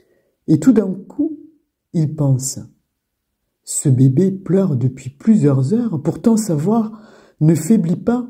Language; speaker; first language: French; native; French